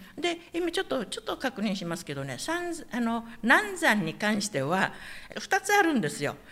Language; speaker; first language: Japanese; non-native, local second language; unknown